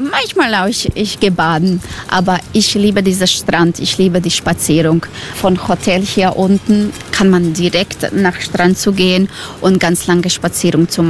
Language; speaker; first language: German; non-native, learner; Croatian